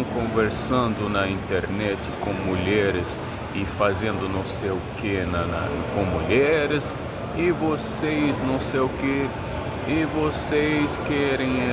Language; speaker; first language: Portuguese; non-native, fluent; Arabic